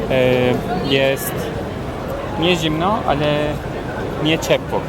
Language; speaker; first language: Polish; non-native, learner; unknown